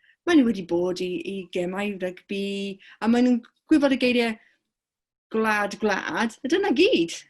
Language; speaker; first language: Welsh; non-native, fluent; English